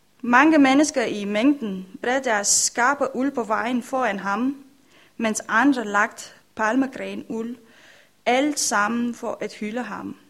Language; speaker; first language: Danish; non-native, learner; Romanian